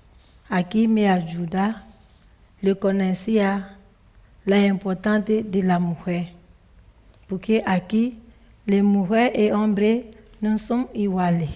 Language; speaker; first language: Spanish; non-native, learner; French